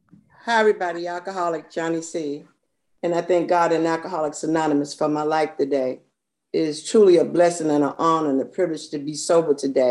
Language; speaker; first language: English; native; English